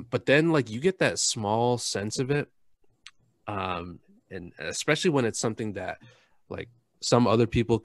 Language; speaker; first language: English; native; English